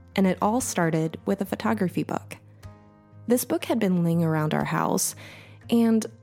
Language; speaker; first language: English; native; English